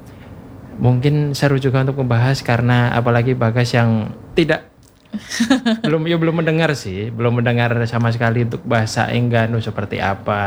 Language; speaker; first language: Indonesian; non-native, local second language; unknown